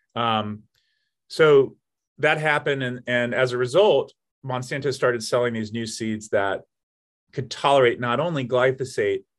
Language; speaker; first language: English; native; English